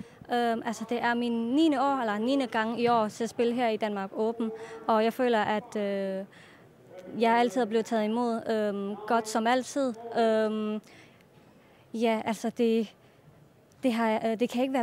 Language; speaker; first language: Danish; non-native, fluent; Thai